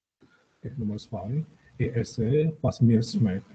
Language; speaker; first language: German; non-native, learner; Indonesian